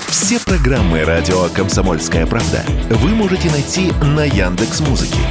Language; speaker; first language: Russian; native; Russian